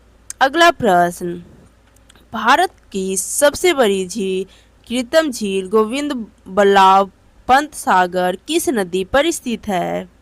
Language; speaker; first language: Hindi; native; Hindi